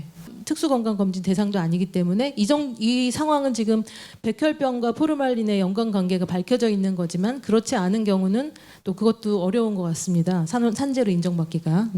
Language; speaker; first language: Korean; native; Korean